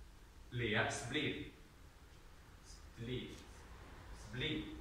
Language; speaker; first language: English; non-native, learner; Chinese